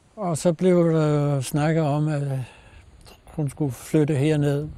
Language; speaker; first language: Danish; native; Danish